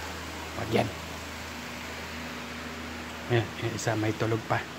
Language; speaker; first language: Filipino; native; Filipino